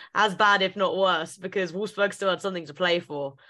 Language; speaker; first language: English; native; English